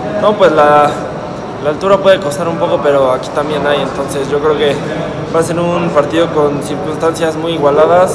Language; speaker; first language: Spanish; native; Spanish